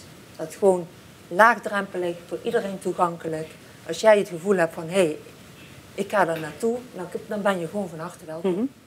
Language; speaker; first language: Dutch; native; Dutch